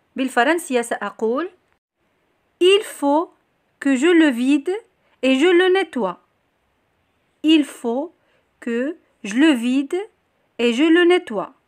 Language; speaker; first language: French; non-native, local second language; Arabic